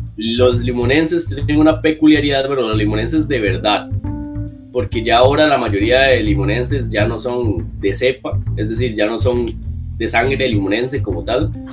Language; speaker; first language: Spanish; native; Spanish